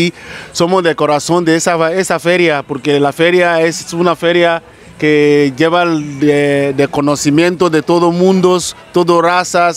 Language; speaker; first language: Spanish; non-native, local second language; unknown